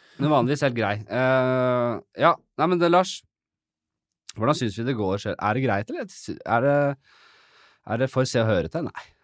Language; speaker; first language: Norwegian; native; Norwegian